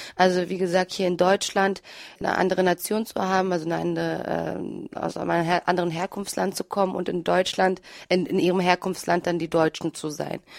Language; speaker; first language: German; early bilingual, other home language; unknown